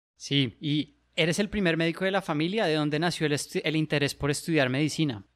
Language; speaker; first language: Spanish; native; Spanish